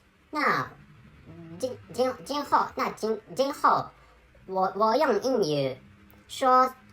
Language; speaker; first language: Chinese; non-native, learner; Japanese